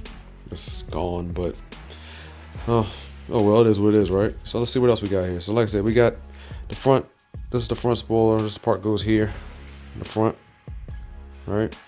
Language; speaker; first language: English; native; English